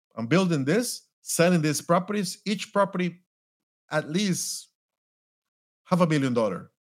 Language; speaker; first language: English; non-native, fluent; Spanish